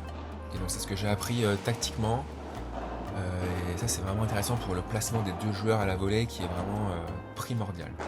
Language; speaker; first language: French; native; French